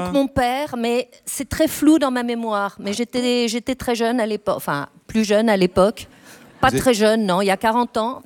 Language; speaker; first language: French; native; French